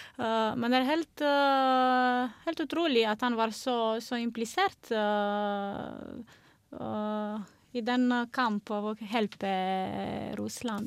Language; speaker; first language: Norwegian; non-native, fluent; Romanian